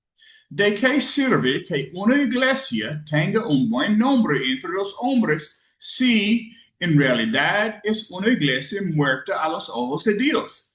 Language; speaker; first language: Spanish; non-native, learner; English